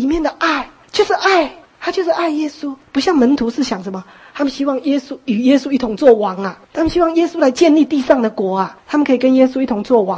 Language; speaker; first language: Chinese; native; Chinese